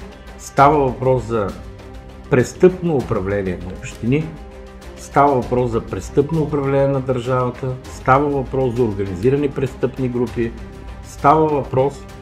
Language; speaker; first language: Bulgarian; native; Bulgarian